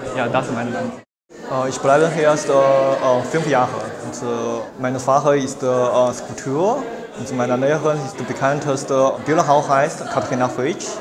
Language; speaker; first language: German; non-native, learner; Chinese